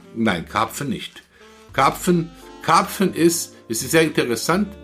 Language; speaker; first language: German; non-native, learner; Portuguese